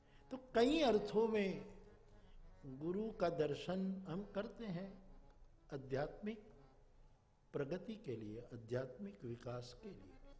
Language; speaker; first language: Hindi; non-native, local second language; Gujarati